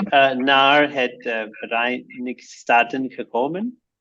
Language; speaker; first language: Dutch; non-native, learner; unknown